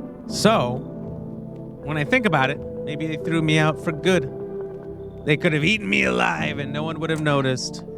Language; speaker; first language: English; native; English